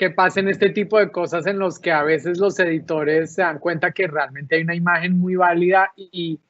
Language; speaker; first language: Spanish; native; Spanish